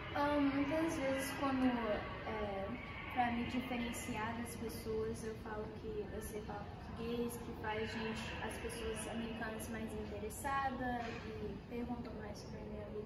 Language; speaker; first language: Portuguese; early bilingual, heritage; Portuguese